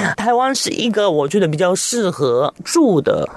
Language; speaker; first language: Chinese; non-native, fluent; Italian